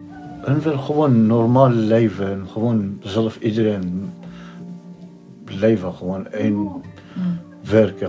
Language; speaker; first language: Dutch; non-native, learner; Arabic